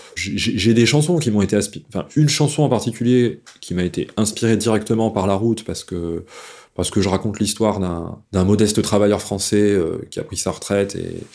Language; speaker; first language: French; native; French